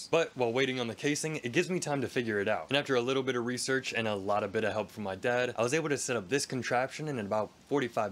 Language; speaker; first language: English; native; English